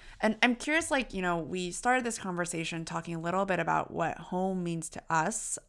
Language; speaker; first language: English; early bilingual, other home language; Chinese